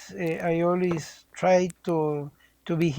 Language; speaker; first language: English; non-native, learner; Spanish